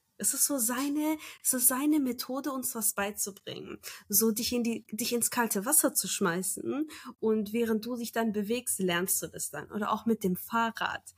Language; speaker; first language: German; early bilingual, other home language; Turkish